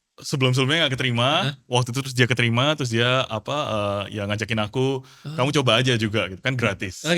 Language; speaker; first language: Indonesian; native; Indonesian